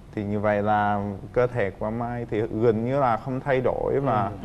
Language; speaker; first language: Vietnamese; non-native, fluent; Czech